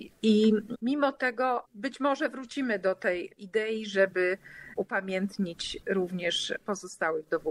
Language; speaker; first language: Polish; native; Polish